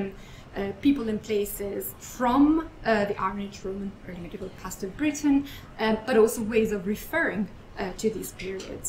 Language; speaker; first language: English; non-native, fluent; Italian